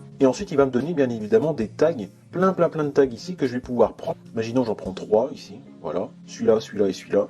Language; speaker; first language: French; native; French